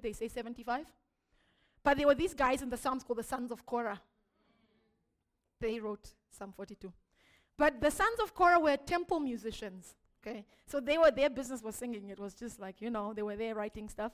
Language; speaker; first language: English; non-native, local second language; Shona